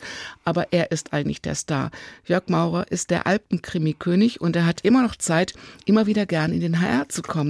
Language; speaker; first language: German; native; German